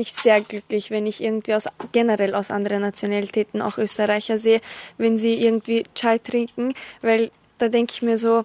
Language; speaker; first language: German; native; German